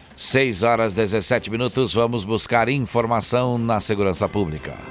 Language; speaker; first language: Portuguese; native; Portuguese